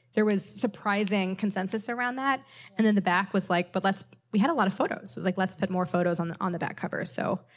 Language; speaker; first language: English; native; English